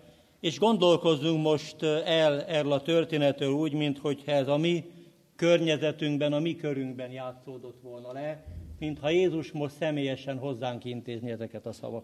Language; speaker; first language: Hungarian; native; Hungarian